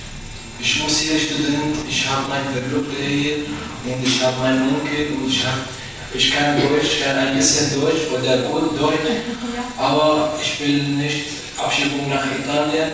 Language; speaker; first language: German; non-native, learner; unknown